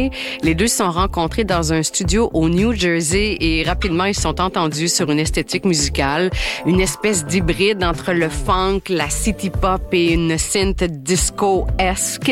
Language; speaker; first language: French; native; French